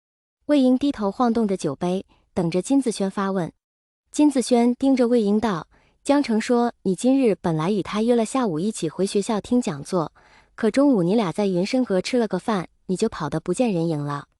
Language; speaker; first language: Chinese; native; Chinese